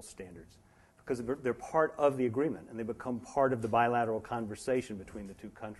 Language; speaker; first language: English; native; English